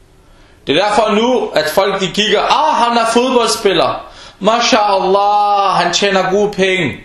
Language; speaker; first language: Danish; early bilingual, other home language; Arabic